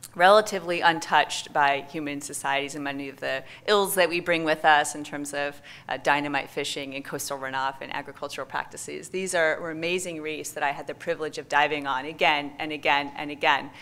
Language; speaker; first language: English; native; English